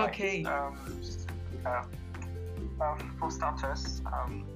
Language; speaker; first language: English; non-native, learner; Korean